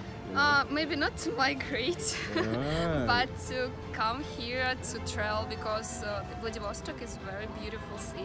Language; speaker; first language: English; non-native, fluent; Russian